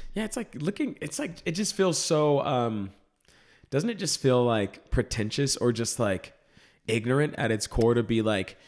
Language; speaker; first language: English; native; English